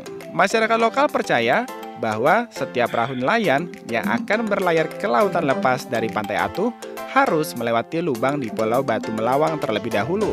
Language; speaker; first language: Indonesian; native; Indonesian